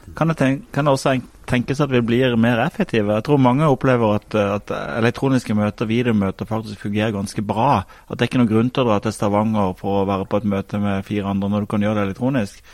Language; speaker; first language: Norwegian; native; Norwegian